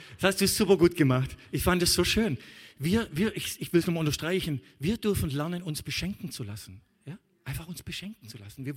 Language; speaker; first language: German; native; German